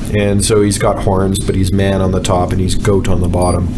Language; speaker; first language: English; native; English